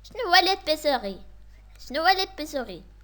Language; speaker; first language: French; non-native, local second language; Arabic